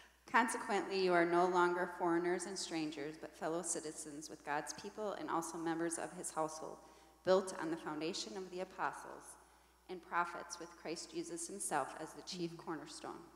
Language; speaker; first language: English; native; English